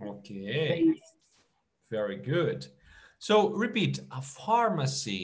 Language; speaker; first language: English; non-native, fluent; Portuguese